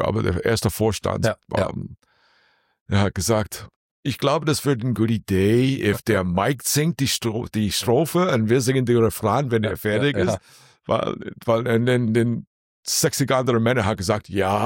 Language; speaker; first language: German; non-native, learner; English